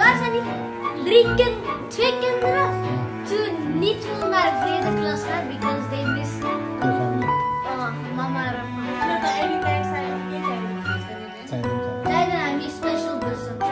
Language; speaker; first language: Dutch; early bilingual, other home language; Nepali